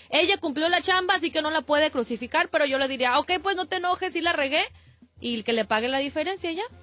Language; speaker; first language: Spanish; early bilingual, heritage; Spanish